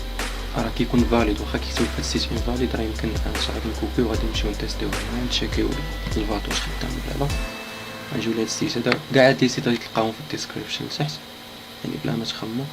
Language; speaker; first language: Arabic; native; Arabic